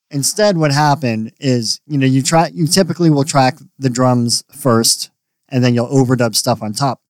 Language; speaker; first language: English; native; English